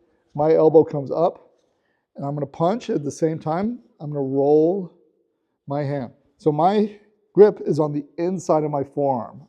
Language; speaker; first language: English; native; English